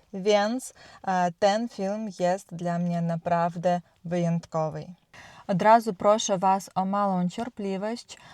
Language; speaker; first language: Polish; non-native, learner; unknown